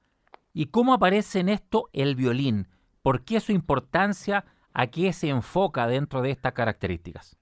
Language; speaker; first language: Spanish; native; Spanish